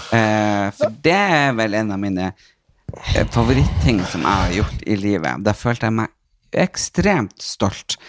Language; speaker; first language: Norwegian; native; Norwegian